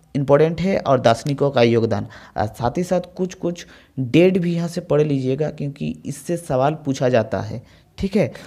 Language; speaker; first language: Hindi; native; Hindi